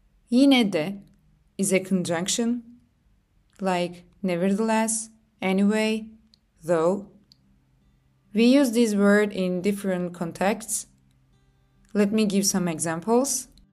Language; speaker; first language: English; non-native, fluent; Turkish